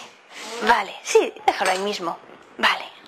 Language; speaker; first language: Spanish; native; Spanish